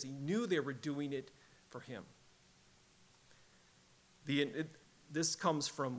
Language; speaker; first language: English; native; English